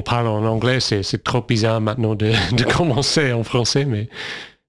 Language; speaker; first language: French; non-native, fluent; English